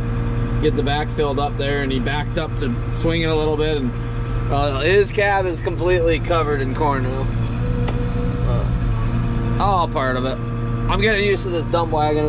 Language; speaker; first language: English; native; English